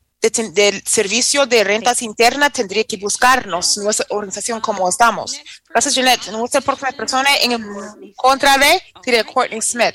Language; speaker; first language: Spanish; non-native, fluent; English